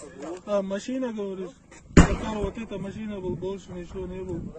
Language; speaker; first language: Russian; non-native, learner; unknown